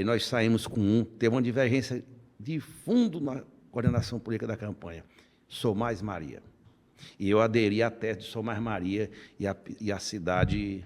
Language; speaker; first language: Portuguese; native; Portuguese